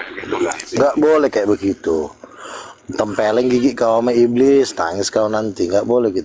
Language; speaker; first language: Malay; native; Malay